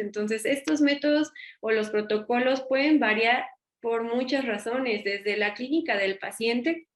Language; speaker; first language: Spanish; native; Spanish